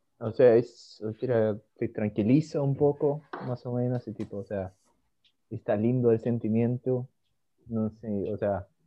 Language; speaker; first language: Spanish; non-native, fluent; Swedish